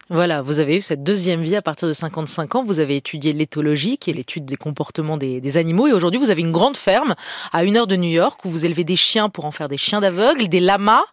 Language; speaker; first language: French; native; French